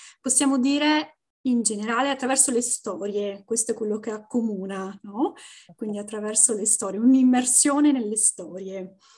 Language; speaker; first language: Italian; native; Italian